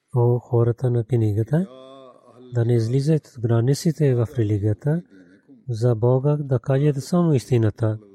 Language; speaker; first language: Bulgarian; non-native, learner; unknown